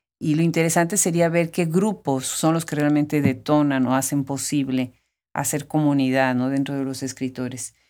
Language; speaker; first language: Spanish; native; Spanish